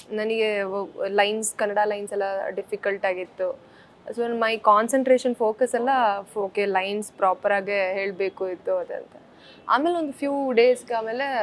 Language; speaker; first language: Kannada; early bilingual, heritage; Kannada